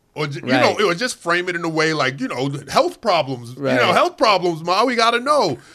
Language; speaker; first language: English; native; English